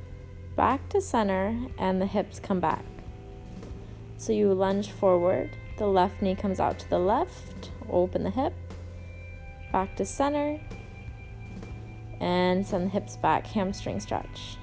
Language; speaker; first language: English; native; English